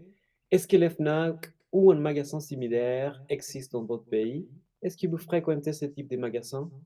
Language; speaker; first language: French; non-native, fluent; Spanish